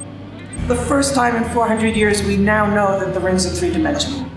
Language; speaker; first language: English; native; English